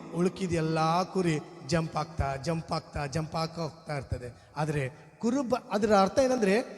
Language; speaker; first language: Kannada; non-native, local second language; Telugu